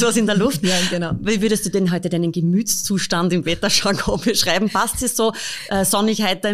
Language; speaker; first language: German; native; German